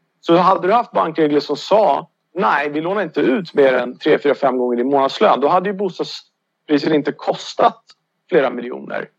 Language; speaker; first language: Swedish; native; Swedish